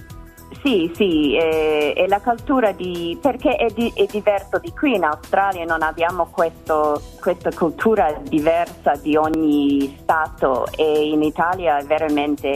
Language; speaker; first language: Italian; non-native, learner; English